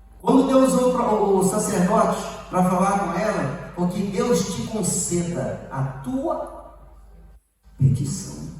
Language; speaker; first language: Portuguese; native; Portuguese